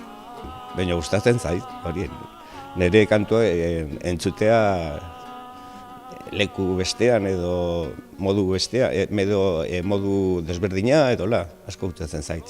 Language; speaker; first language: Basque; non-native, local second language; Spanish